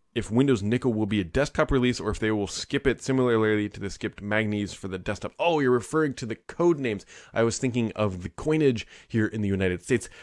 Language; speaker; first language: English; native; English